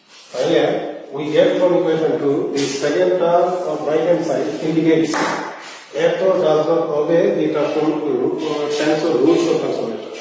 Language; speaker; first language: English; non-native, local second language; Bangla